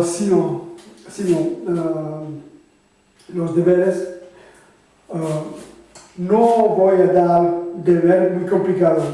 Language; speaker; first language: Spanish; non-native, fluent; French